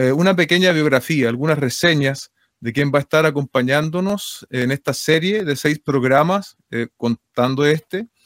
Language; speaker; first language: Spanish; native; Spanish